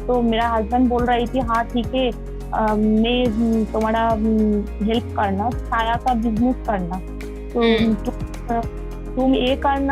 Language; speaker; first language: Hindi; non-native, local second language; Bangla